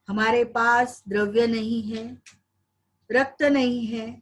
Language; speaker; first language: Hindi; non-native, local second language; Marathi